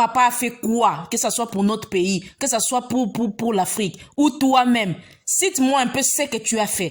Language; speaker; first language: French; non-native, local second language; Lingala